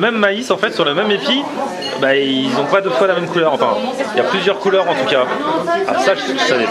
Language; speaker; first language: French; native; French